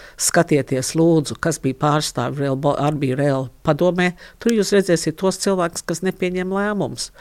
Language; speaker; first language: Latvian; early bilingual, heritage; Latvian